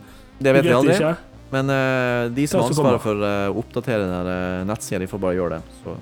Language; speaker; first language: Norwegian; native; Norwegian